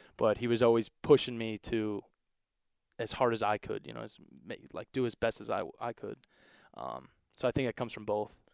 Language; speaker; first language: English; native; English